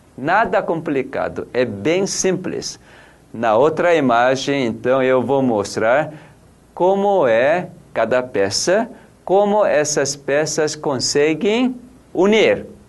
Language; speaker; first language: Portuguese; non-native, fluent; Korean